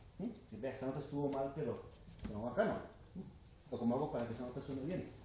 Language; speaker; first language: Spanish; native; Spanish